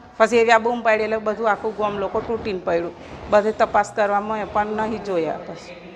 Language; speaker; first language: Gujarati; non-native, local second language; Rathawi